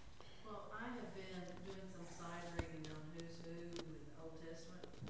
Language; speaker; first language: English; native; English